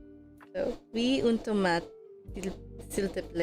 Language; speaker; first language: French; non-native, learner; English